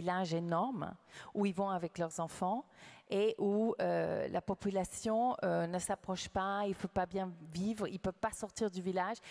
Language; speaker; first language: French; non-native, fluent; English